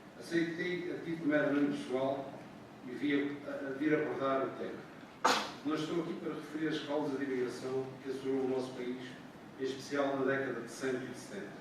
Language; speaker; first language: Portuguese; native; Portuguese